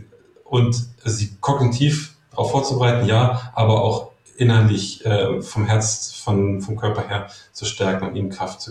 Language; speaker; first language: German; native; German